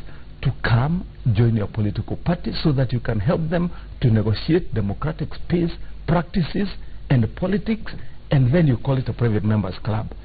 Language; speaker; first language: English; non-native, local second language; Kikuyu